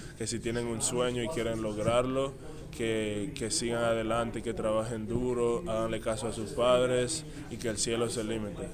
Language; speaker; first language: Spanish; native; Spanish